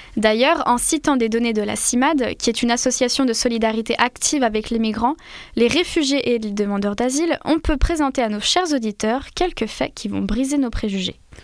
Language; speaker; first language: French; native; French